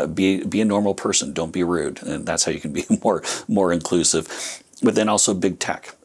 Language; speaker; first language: English; native; English